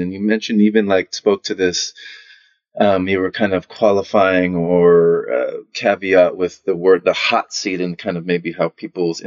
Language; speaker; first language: English; native; English